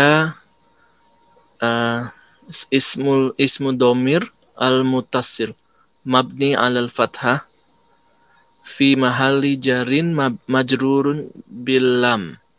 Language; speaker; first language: Arabic; non-native, learner; Indonesian